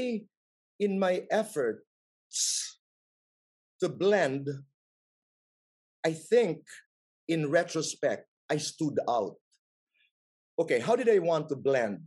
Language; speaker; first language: English; non-native, local second language; Waray